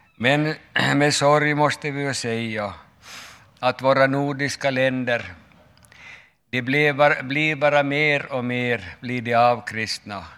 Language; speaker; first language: Swedish; native; Swedish